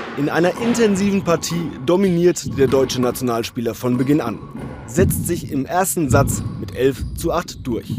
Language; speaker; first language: German; native; German